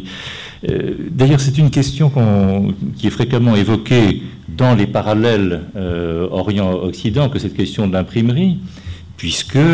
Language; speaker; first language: French; native; French